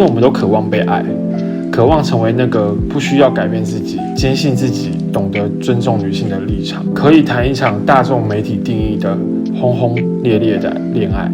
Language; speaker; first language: Chinese; native; Chinese